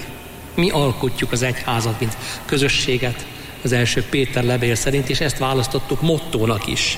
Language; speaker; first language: Hungarian; native; Hungarian